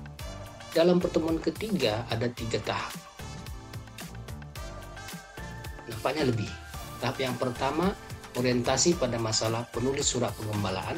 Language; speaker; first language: Indonesian; native; Indonesian